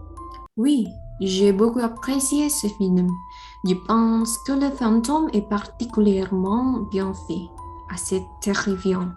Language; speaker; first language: French; non-native, learner; Indonesian